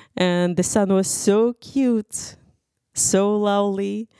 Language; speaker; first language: English; non-native, fluent; Ukrainian